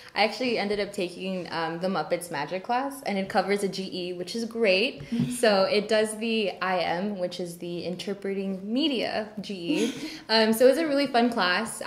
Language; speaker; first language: English; native; English